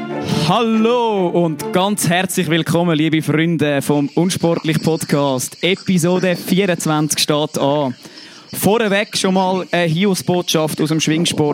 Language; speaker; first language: German; native; German